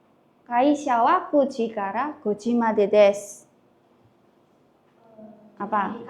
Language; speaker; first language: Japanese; non-native, fluent; Indonesian